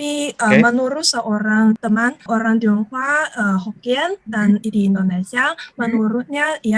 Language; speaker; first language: Indonesian; non-native, learner; Chinese